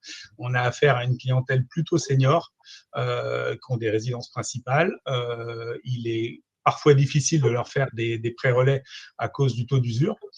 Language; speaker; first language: French; native; French